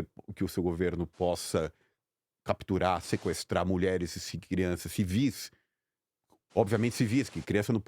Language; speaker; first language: Portuguese; native; Portuguese